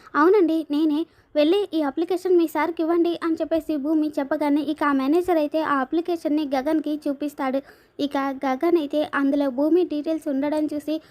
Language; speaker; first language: Telugu; native; Telugu